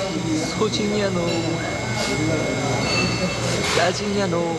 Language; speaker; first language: Portuguese; non-native, learner; Korean